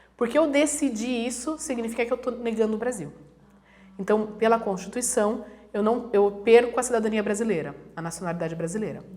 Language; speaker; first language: Portuguese; native; Portuguese